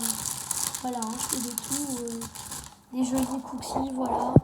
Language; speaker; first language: French; native; French